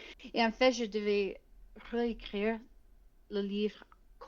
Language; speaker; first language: French; non-native, fluent; English